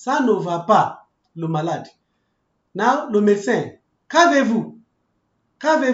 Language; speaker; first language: French; non-native, fluent; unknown